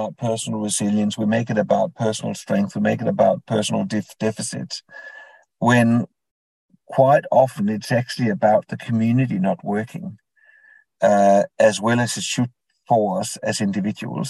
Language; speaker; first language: English; non-native, fluent; Danish